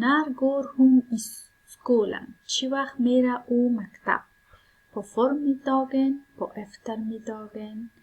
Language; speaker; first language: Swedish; non-native, fluent; Persian